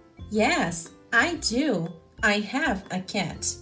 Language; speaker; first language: English; non-native, fluent; Portuguese